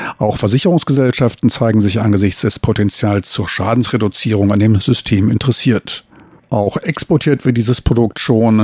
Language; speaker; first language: German; native; German